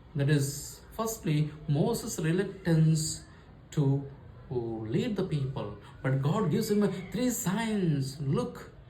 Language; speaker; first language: English; non-native, local second language; Kannada